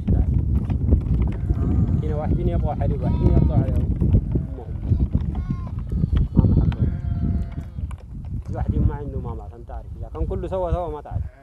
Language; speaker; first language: Arabic; non-native, learner; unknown